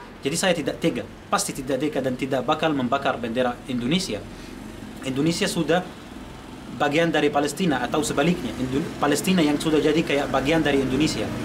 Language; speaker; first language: Indonesian; non-native, fluent; Arabic